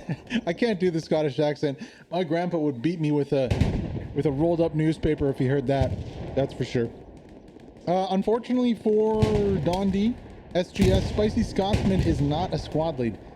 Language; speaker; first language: English; native; English